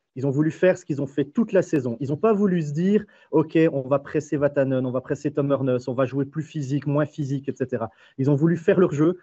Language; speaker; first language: French; native; French